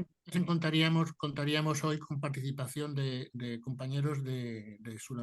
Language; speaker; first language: Spanish; native; Spanish